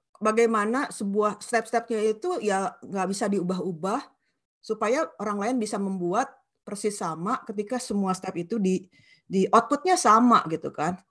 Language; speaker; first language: Indonesian; non-native, local second language; Sundanese